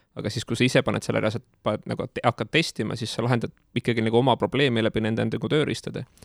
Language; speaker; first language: Estonian; native; Estonian